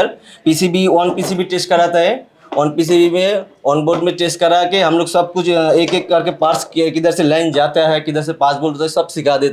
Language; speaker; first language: Hindi; non-native, fluent; Bangla